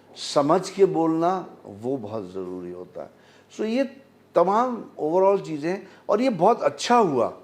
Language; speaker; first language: Urdu; native; Urdu